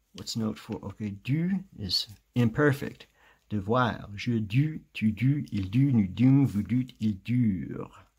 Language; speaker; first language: French; non-native, fluent; English